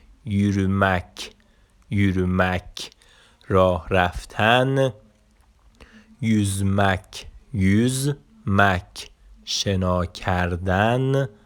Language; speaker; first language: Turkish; non-native, fluent; Persian